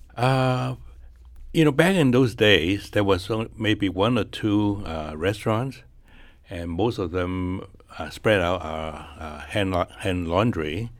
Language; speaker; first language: English; non-native, fluent; Chinese